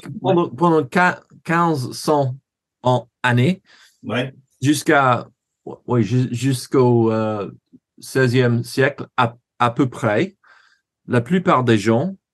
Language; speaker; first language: French; non-native, fluent; English